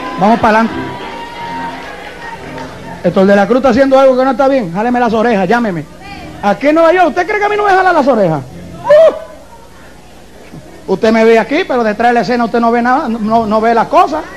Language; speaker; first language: Spanish; native; Spanish